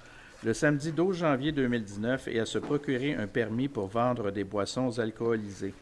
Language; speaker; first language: French; native; French